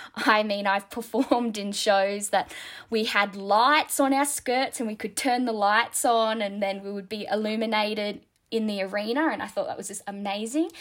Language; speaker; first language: English; native; English